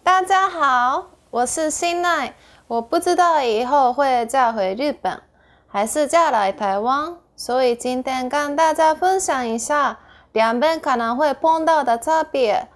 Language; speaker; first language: Chinese; non-native, fluent; Japanese